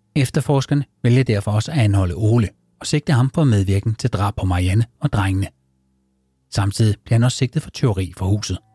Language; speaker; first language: Danish; native; Danish